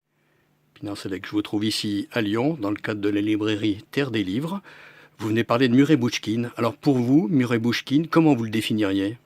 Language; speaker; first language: French; native; French